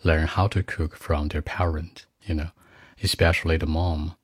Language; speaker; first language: English; non-native, fluent; Chinese